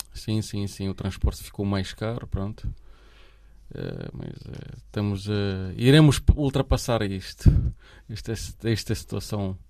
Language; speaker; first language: Portuguese; non-native, fluent; Romanian